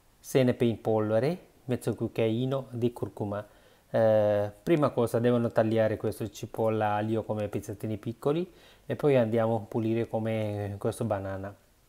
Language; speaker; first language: Italian; non-native, learner; Sinhala